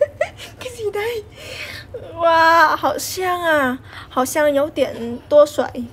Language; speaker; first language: Chinese; non-native, fluent; Vietnamese